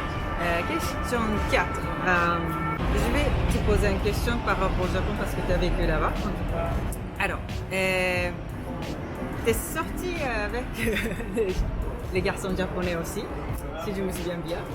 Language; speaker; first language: French; non-native, fluent; Japanese